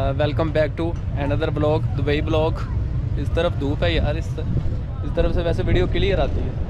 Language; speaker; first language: Urdu; native; Urdu